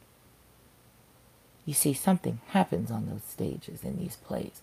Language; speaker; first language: English; native; English